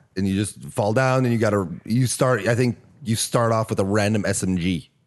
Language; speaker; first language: English; non-native, fluent; Norwegian